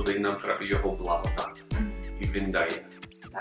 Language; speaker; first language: Ukrainian; non-native, learner; English